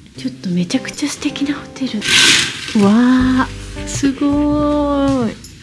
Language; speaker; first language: Japanese; native; Japanese